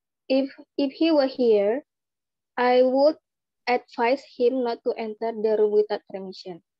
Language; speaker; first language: English; non-native, learner; Indonesian